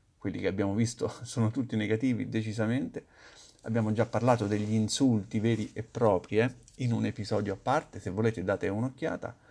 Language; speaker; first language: Italian; native; Italian